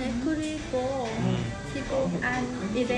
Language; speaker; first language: Korean; non-native, learner; Vietnamese